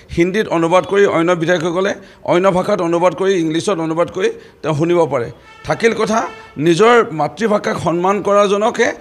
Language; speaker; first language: Assamese; native; Assamese